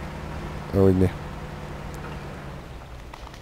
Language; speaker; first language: Hungarian; native; Hungarian